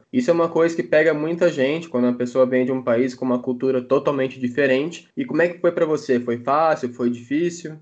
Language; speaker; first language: Portuguese; native; Portuguese